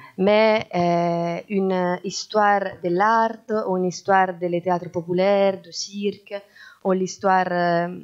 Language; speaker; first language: French; non-native, fluent; Italian